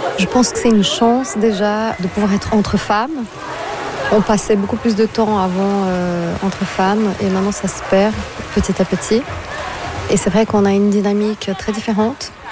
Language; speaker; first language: French; non-native, fluent; Portuguese